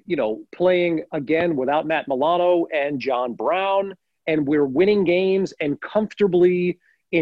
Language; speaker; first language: English; native; English